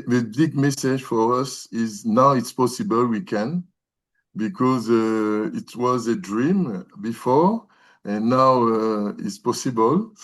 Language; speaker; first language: English; non-native, learner; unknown